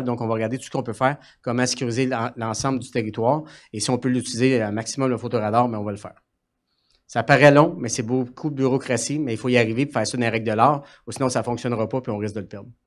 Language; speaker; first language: French; native; French